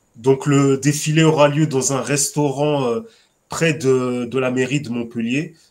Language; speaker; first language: French; native; French